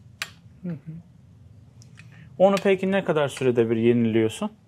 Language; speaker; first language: Turkish; native; Turkish